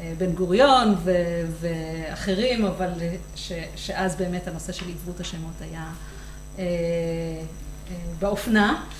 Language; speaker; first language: Hebrew; native; Hebrew